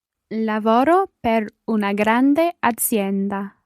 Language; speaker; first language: Italian; non-native, learner; English